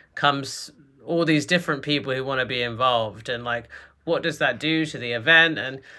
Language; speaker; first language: English; native; English